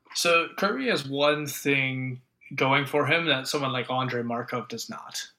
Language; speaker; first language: English; native; English